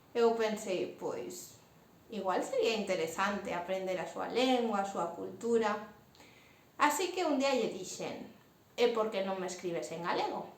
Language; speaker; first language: Galician; non-native, local second language; Spanish